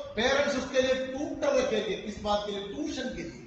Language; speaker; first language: Hindi; non-native, local second language; Malayalam